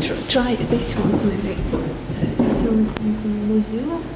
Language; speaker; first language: English; non-native, learner; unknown